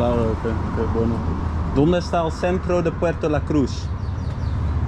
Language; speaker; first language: Spanish; non-native, learner; Dutch